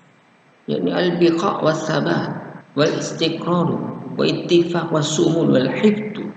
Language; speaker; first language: Arabic; non-native, fluent; Indonesian